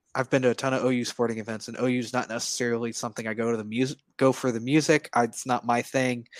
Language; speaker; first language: English; native; English